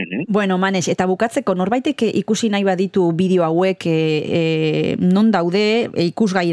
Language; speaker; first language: Basque; native; Basque